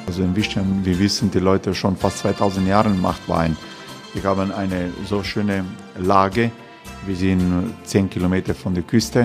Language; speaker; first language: German; non-native, fluent; Croatian